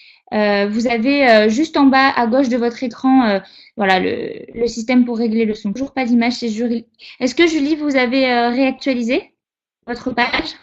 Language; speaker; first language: French; native; French